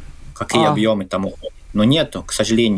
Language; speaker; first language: Russian; non-native, local second language; Latvian